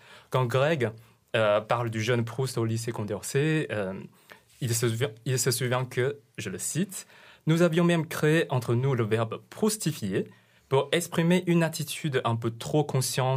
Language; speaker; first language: French; non-native, fluent; Chinese